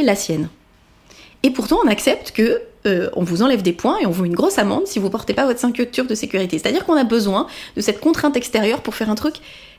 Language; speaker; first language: French; native; French